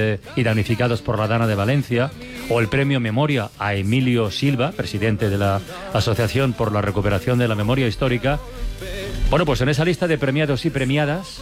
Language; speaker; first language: Spanish; native; Spanish